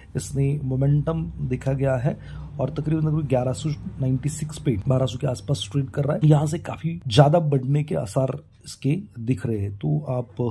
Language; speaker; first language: Hindi; non-native, local second language; Marathi